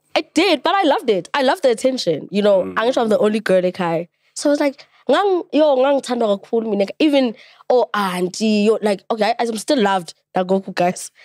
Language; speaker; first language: English; non-native, local second language; Xhosa